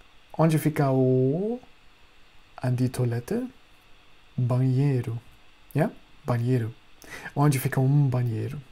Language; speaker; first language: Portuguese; non-native, fluent; German